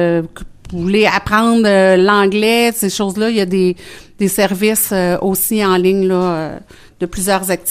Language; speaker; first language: French; native; French